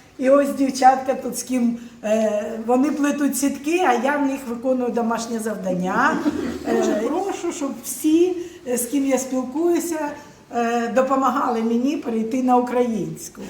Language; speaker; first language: Ukrainian; non-native, local second language; Russian